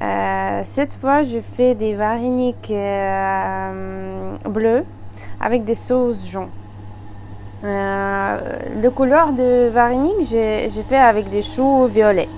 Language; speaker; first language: French; non-native, learner; Ukrainian